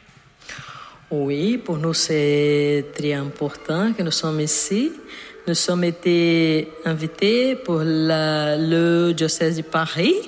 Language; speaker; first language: French; non-native, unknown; Portuguese